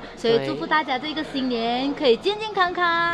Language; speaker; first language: Chinese; native; Chinese